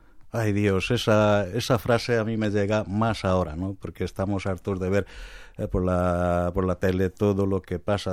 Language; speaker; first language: Spanish; non-native, fluent; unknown